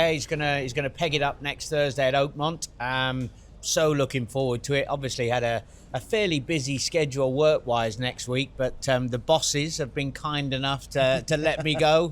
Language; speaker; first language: English; native; English